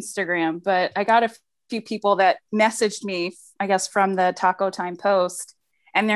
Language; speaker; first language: English; native; English